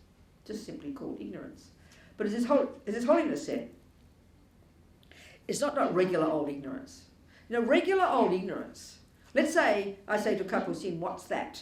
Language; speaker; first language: English; native; English